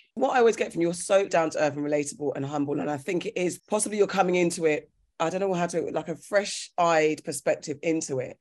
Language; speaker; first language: English; native; English